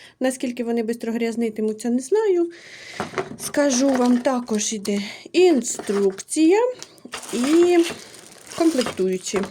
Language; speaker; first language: Ukrainian; non-native, local second language; Russian